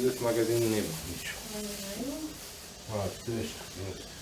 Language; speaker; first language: Russian; non-native, local second language; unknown